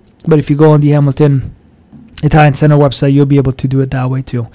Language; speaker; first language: English; early bilingual, other home language; Italian